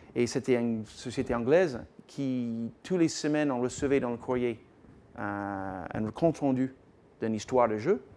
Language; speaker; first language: French; non-native, fluent; English